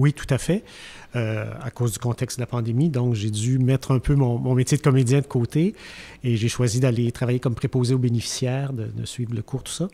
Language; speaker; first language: French; native; French